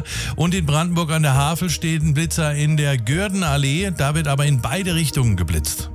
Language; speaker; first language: German; native; German